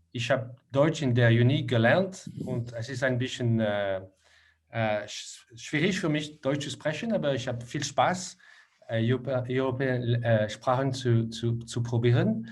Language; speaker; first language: German; non-native, learner; French